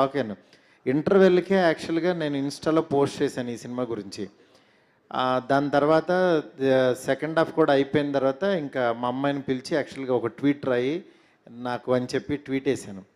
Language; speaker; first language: Telugu; native; Telugu